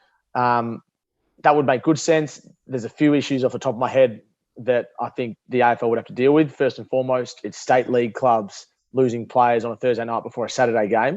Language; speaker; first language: English; native; English